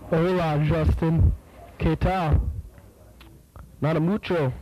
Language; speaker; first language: Spanish; non-native, learner; English